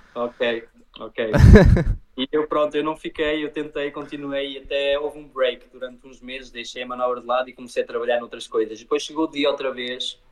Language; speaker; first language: Portuguese; early bilingual, heritage; Portuguese